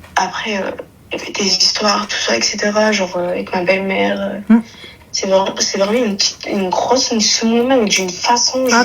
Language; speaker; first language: French; native; French